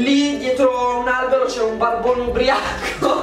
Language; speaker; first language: Italian; native; Italian